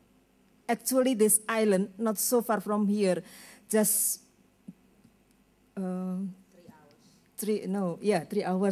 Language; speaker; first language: English; non-native, learner; Indonesian